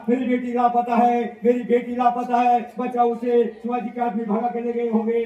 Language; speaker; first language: Hindi; non-native, local second language; Marathi